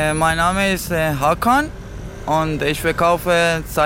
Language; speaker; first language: German; non-native, learner; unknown